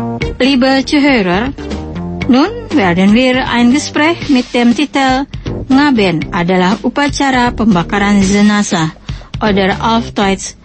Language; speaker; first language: German; non-native, local second language; Indonesian